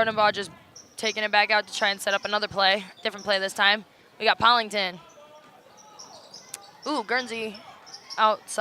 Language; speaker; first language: English; native; English